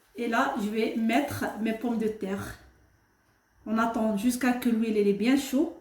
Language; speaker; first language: French; non-native, local second language; Arabic